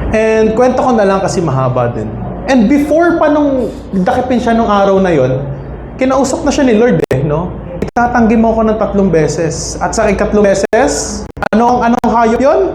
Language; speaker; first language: Filipino; native; Filipino